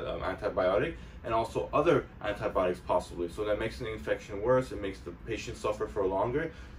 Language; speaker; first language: English; native; English